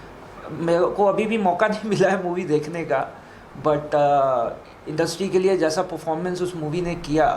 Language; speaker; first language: Hindi; native; Hindi